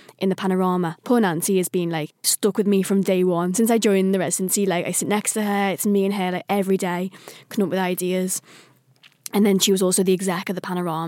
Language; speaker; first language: English; native; English